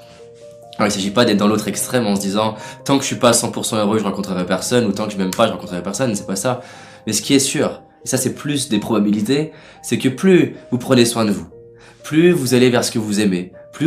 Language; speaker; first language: French; native; French